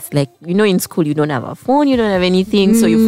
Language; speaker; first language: English; non-native, local second language; Ganda